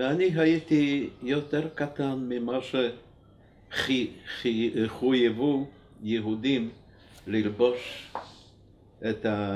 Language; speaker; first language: Hebrew; non-native, fluent; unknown